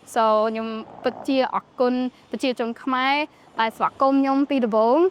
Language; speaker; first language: Khmer; non-native, fluent; English